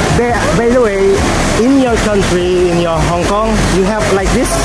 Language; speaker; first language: English; non-native, learner; Indonesian